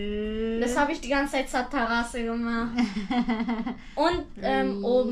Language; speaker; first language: German; early bilingual, other home language; Filipino